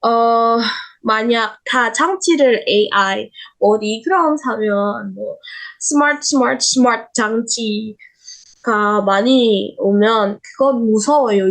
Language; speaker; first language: Korean; non-native, learner; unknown